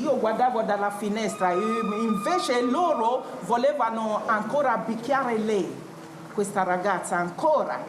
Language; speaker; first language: Italian; non-native, fluent; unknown